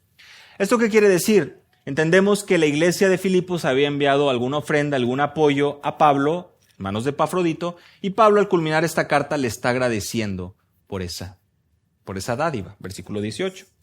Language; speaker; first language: Spanish; native; Spanish